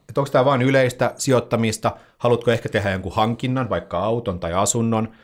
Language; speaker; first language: Finnish; native; Finnish